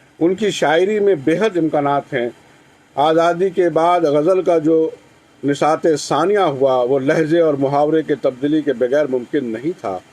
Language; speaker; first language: Urdu; native; Urdu